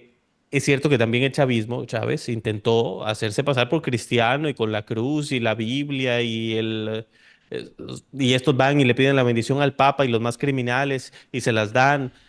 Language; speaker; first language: Spanish; native; Spanish